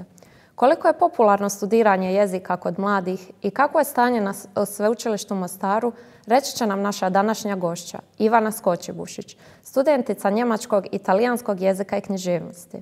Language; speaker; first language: Croatian; native; Croatian